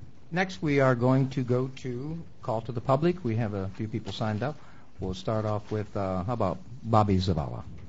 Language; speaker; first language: English; native; English